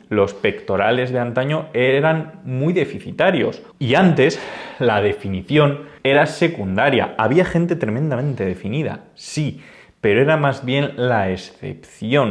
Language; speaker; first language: Spanish; native; Spanish